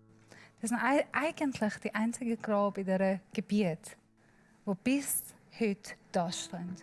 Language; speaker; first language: German; non-native, learner; Persian